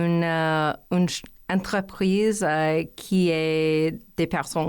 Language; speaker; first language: French; non-native, learner; English